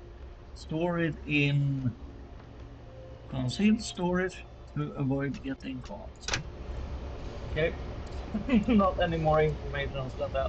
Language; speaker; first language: English; non-native, fluent; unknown